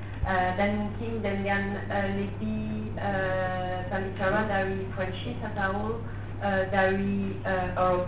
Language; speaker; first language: Indonesian; non-native, fluent; French